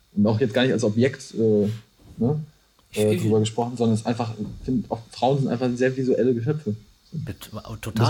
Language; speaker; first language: German; native; German